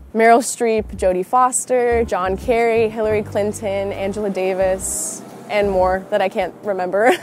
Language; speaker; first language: English; native; English